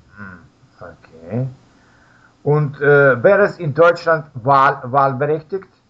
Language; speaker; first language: German; non-native, learner; Russian